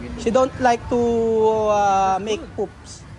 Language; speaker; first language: English; non-native, learner; Filipino